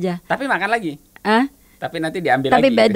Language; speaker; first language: Indonesian; native; Indonesian